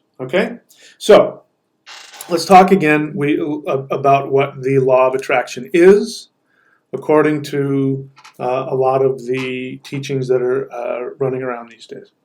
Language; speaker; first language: English; native; English